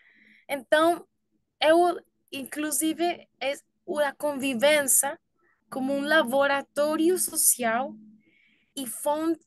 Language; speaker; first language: Portuguese; non-native, learner; Spanish